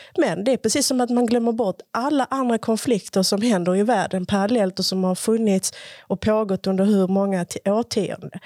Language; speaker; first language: Swedish; early bilingual, other home language; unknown